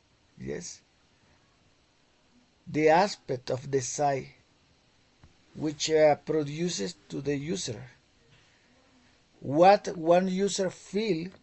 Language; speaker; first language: English; non-native, fluent; Spanish